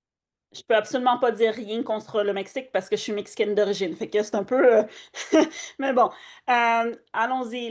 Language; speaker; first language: French; early bilingual, other home language; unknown